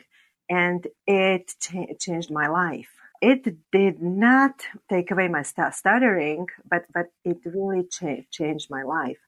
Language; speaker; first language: English; non-native, fluent; Slovak